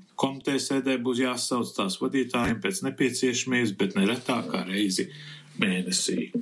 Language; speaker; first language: Latvian; early bilingual, heritage; Latvian